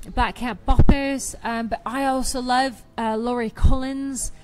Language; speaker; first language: English; native; English